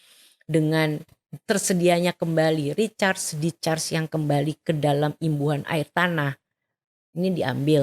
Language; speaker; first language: Indonesian; native; Indonesian